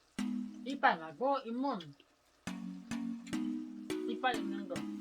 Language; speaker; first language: Korean; non-native, learner; Cebuano